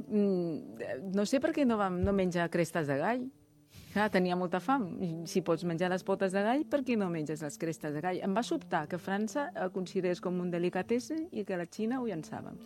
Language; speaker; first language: Catalan; non-native, fluent; Chinese